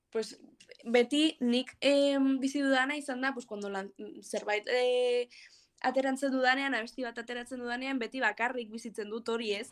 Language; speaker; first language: Basque; non-native, local second language; Spanish